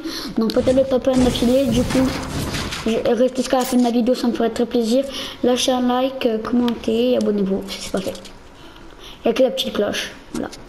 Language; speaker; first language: French; native; French